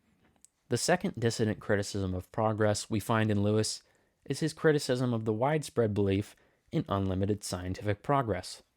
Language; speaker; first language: English; native; English